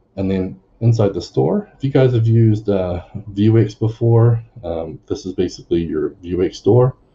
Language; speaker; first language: English; native; English